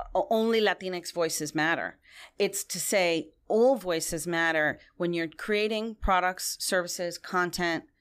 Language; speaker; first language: English; non-native, local second language; Spanish